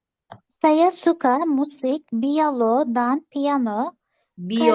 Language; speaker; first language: Indonesian; non-native, learner; Turkish